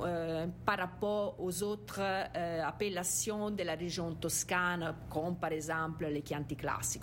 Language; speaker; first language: French; non-native, fluent; Italian